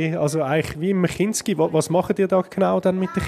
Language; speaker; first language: German; native; German